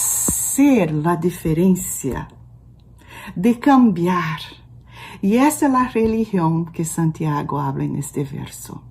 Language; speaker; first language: Portuguese; non-native, fluent; Spanish